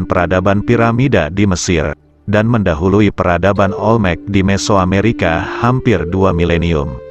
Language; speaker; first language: Indonesian; native; Indonesian